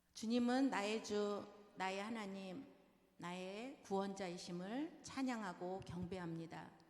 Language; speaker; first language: Korean; native; Korean